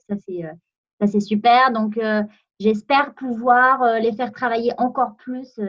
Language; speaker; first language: French; non-native, local second language; Arabic